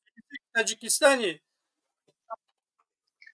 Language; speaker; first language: Russian; non-native, fluent; Tajik